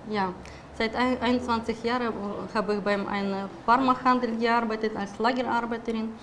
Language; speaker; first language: German; non-native, fluent; Russian